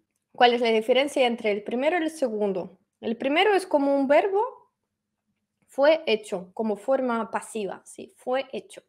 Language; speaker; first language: Spanish; non-native, fluent; Russian